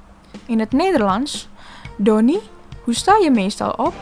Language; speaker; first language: Dutch; non-native, learner; Indonesian